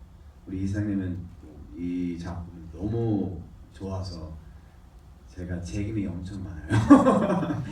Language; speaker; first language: Korean; early bilingual, heritage; English